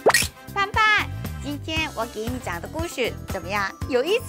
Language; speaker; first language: Chinese; non-native, fluent; Korean